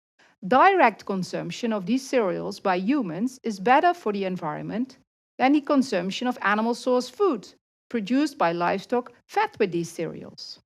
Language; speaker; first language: English; non-native, fluent; Dutch